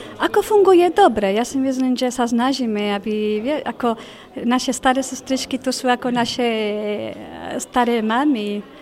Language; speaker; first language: Slovak; non-native, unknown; Spanish